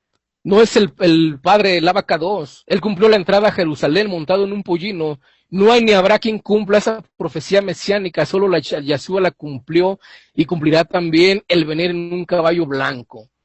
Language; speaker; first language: Spanish; native; Spanish